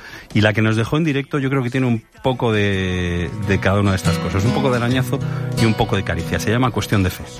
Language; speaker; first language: Spanish; native; Spanish